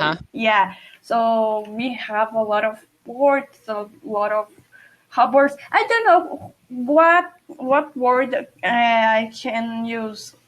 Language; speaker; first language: English; non-native, fluent; Portuguese